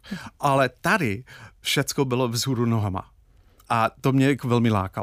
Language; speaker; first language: Czech; non-native, fluent; English